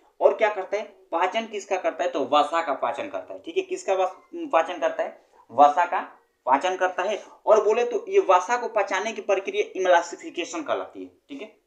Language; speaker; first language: Hindi; native; Hindi